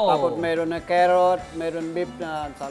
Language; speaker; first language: Filipino; non-native, learner; Vietnamese